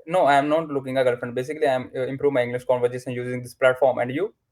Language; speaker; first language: English; non-native, learner; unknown